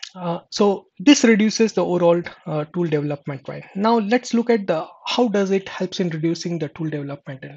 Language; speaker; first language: English; non-native, local second language; Marathi